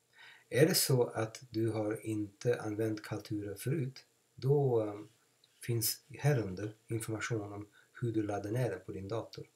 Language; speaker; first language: Swedish; non-native, fluent; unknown